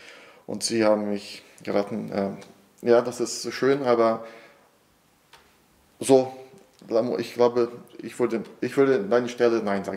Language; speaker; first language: German; non-native, fluent; Portuguese